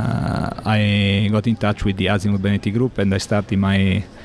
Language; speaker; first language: English; non-native, fluent; Italian